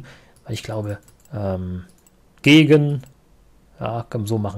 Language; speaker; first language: German; native; German